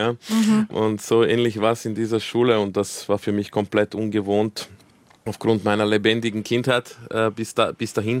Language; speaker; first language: German; early bilingual, other home language; Croatian